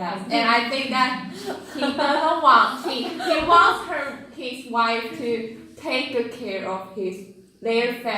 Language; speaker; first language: English; non-native, learner; Chinese